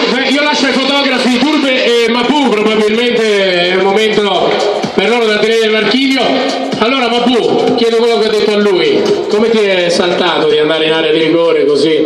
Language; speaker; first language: Italian; native; Italian